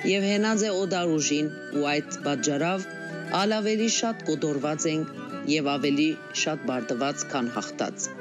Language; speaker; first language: Armenian; early bilingual, heritage; Armenian